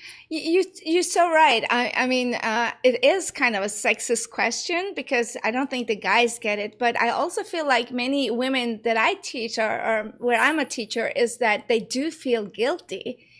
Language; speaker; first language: English; non-native, fluent; Norwegian